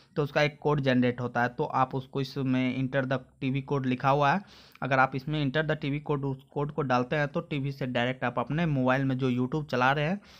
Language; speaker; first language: Hindi; native; Hindi